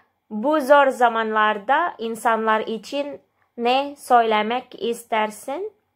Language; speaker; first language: Turkish; non-native, learner; Indonesian